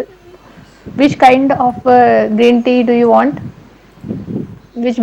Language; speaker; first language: English; non-native, learner; Hindi